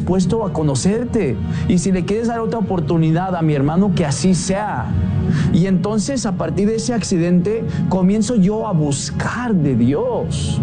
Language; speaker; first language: Spanish; early bilingual, heritage; Spanish